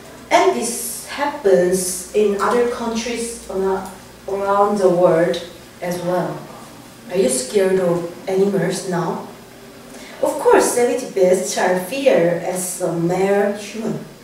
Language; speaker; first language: English; non-native, learner; Korean